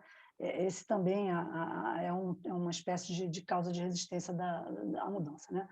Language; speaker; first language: Portuguese; native; Portuguese